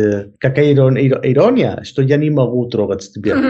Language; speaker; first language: Russian; non-native, learner; Spanish